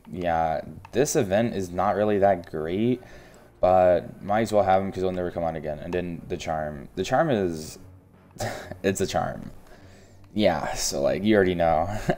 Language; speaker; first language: English; native; English